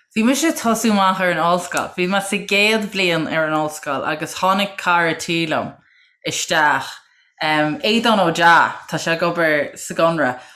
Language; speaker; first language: Irish; native; Irish